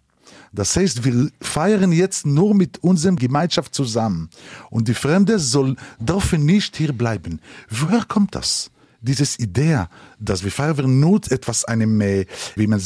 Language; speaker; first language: German; non-native, learner; Hebrew